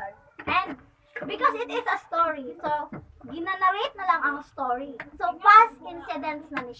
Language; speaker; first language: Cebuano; native; Cebuano